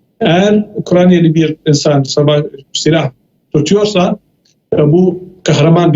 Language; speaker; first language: Turkish; non-native, fluent; Arabic